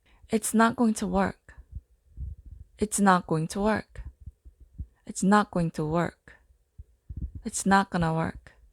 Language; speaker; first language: English; non-native, fluent; Korean